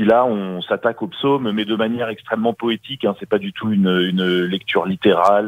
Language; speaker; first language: French; native; French